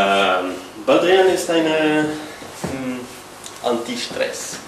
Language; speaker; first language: German; non-native, learner; French